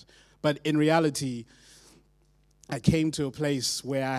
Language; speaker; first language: English; non-native, local second language; Shona